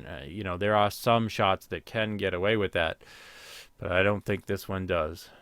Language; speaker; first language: English; native; English